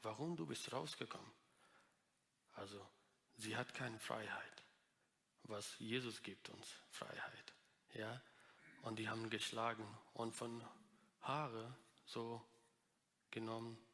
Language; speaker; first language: German; non-native, learner; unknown